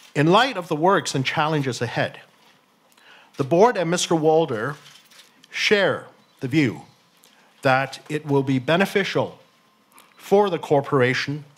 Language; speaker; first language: English; non-native, local second language; Cantonese